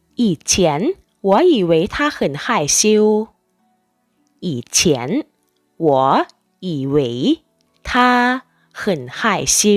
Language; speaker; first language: Chinese; non-native, fluent; Thai